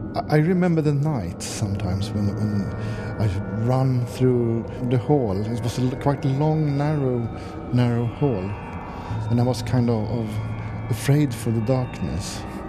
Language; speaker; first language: English; non-native, fluent; Swedish